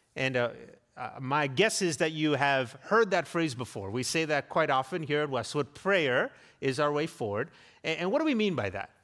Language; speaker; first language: English; native; English